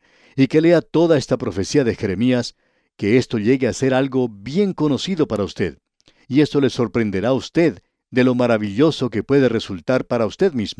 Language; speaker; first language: Spanish; native; Spanish